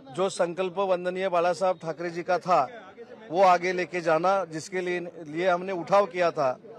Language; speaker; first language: Hindi; non-native, local second language; Marathi